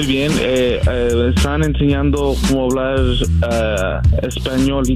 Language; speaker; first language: Spanish; non-native, learner; English